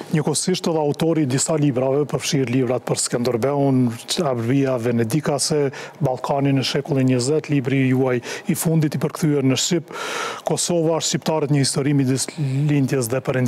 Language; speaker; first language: Albanian; native; Albanian